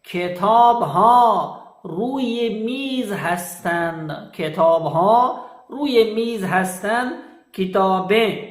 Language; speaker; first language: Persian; non-native, fluent; Urdu